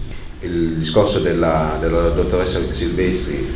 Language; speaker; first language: Italian; native; Italian